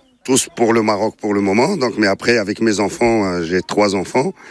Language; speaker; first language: French; non-native, local second language; Arabic